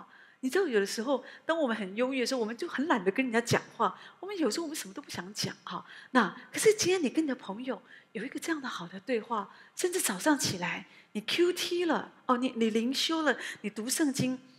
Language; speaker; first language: Chinese; native; Chinese